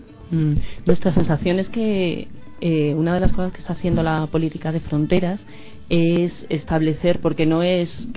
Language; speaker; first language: Spanish; native; Spanish